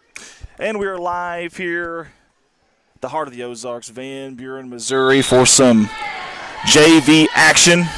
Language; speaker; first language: English; native; English